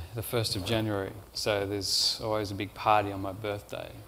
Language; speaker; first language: English; native; English